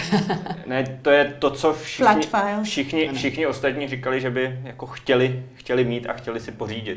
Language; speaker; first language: Czech; native; Czech